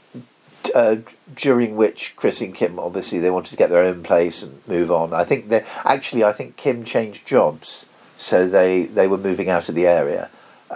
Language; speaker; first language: English; native; English